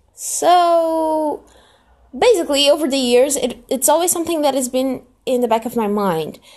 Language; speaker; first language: English; non-native, fluent; Portuguese